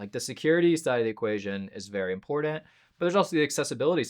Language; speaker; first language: English; native; English